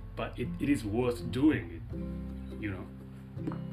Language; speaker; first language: English; non-native, fluent; Japanese